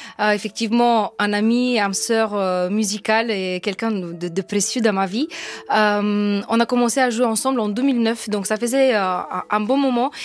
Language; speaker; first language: French; non-native, fluent; Bulgarian